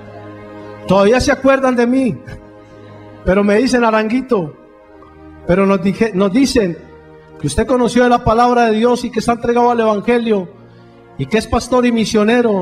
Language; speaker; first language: Spanish; native; Spanish